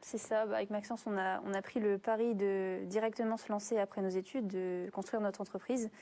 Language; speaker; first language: French; native; French